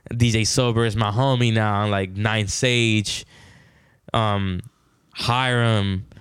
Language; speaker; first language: English; non-native, fluent; Spanish